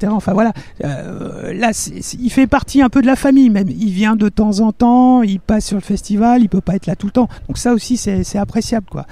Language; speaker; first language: French; native; French